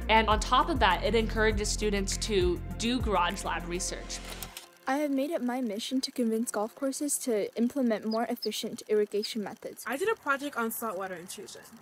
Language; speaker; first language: English; native; English